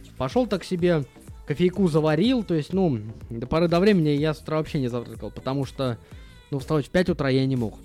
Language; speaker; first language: Russian; native; Russian